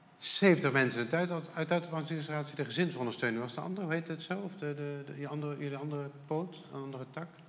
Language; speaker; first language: Dutch; native; Dutch